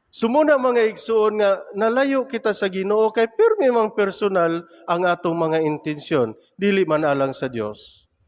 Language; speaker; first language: Cebuano; native; Cebuano